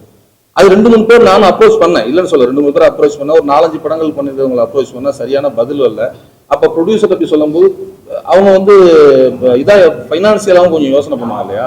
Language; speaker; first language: Tamil; native; Tamil